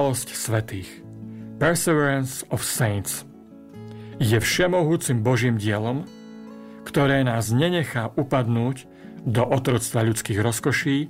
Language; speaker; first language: Slovak; native; Slovak